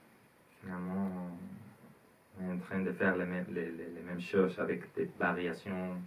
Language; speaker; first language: French; non-native, learner; Spanish